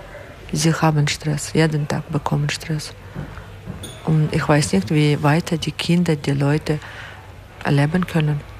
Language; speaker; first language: German; non-native, learner; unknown